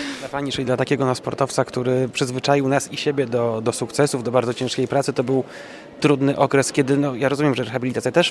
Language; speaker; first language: Polish; native; Polish